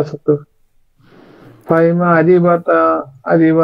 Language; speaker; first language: Italian; non-native, learner; Bangla